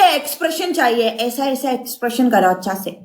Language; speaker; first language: Hindi; non-native, learner; Malayalam